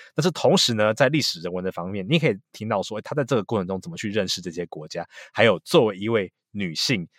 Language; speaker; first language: Chinese; native; Chinese